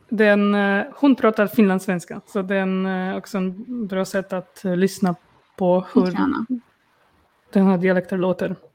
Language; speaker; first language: Swedish; non-native, learner; Polish